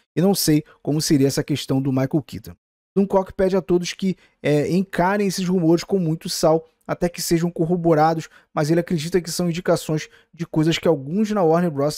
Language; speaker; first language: Portuguese; native; Portuguese